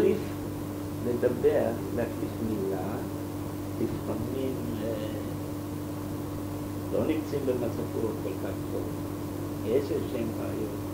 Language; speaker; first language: Hebrew; non-native, fluent; German